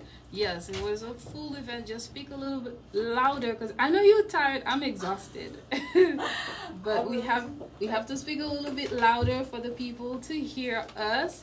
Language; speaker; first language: English; non-native, fluent; Haitian Creole